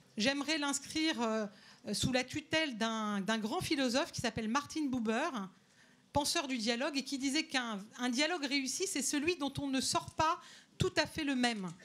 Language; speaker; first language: French; native; French